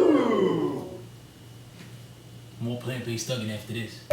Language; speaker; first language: English; native; English